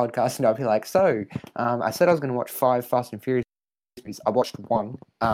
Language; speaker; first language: English; native; English